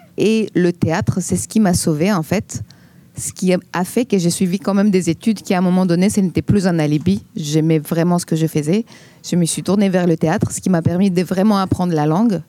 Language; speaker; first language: French; non-native, fluent; Greek